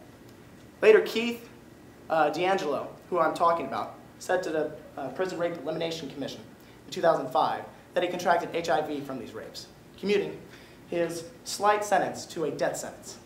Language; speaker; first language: English; native; English